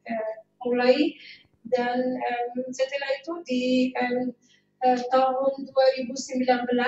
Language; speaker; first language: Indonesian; non-native, fluent; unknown